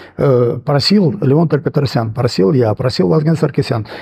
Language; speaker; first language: Russian; non-native, local second language; Armenian